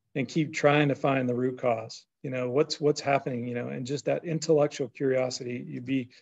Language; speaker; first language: English; native; English